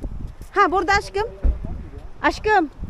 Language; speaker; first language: Turkish; non-native, learner; Filipino